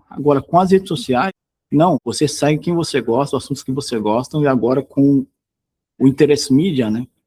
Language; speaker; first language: Portuguese; native; Portuguese